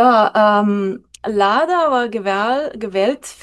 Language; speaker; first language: German; non-native, learner; Slovenian